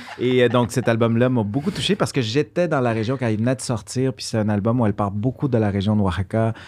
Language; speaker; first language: French; early bilingual, other home language; Spanish